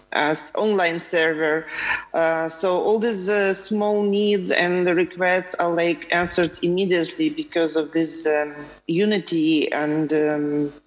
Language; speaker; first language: English; non-native, fluent; Ukrainian